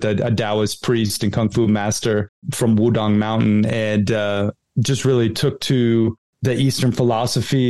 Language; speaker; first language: English; native; English